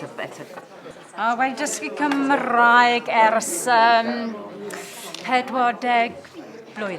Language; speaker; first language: Welsh; non-native, learner; English